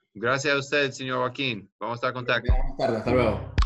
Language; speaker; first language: Spanish; non-native, learner; English